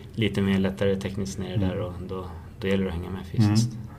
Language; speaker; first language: Swedish; native; Swedish